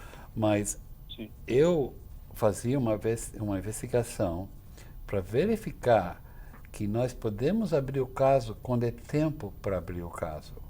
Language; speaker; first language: Portuguese; non-native, fluent; English